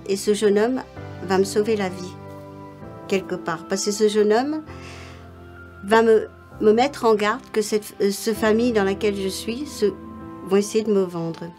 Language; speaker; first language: French; non-native, local second language; Morisyen